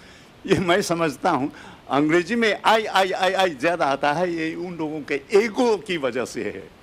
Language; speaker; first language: Hindi; non-native, fluent; Japanese